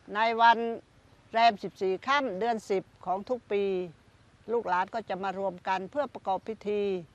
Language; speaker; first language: Thai; non-native, local second language; Khmer